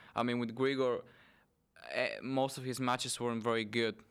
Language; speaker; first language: English; non-native, fluent; Bulgarian